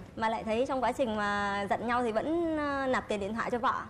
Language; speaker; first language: Vietnamese; native; Vietnamese